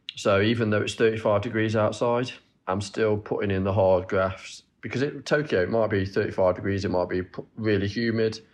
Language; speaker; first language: English; native; English